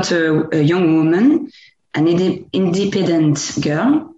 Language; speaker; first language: English; non-native, fluent; French